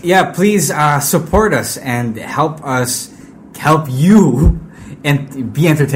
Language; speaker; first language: English; non-native, local second language; Filipino